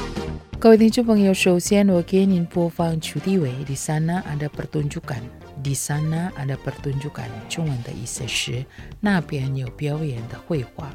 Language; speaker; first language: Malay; non-native, fluent; Chinese